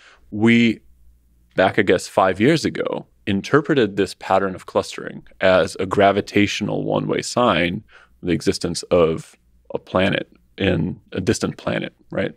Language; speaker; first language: English; early bilingual, other home language; Russian